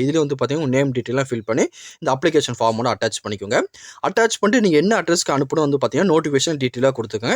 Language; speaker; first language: Tamil; native; Tamil